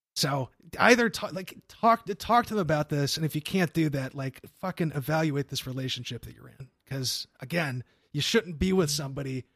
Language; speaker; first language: English; native; English